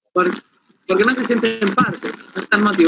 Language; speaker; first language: Spanish; native; Spanish